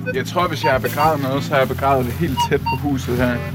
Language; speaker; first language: Danish; native; Danish